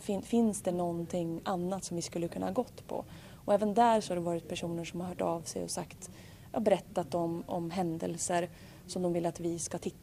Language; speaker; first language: Swedish; native; Swedish